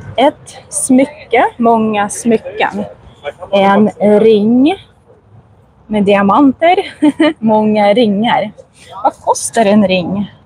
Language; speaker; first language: Swedish; non-native, fluent; Russian